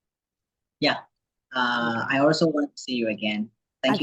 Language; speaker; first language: English; non-native, learner; Burmese